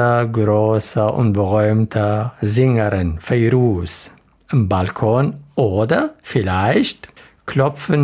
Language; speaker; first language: German; non-native, learner; Arabic